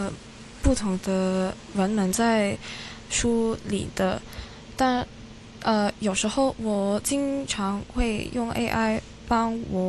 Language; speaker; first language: Chinese; non-native, local second language; Cantonese